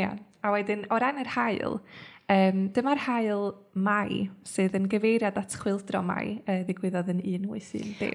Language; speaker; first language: Welsh; native; Welsh